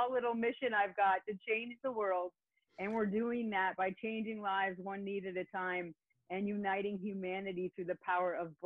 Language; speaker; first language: English; native; English